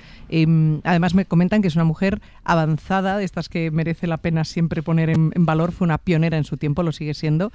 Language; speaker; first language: Spanish; native; Spanish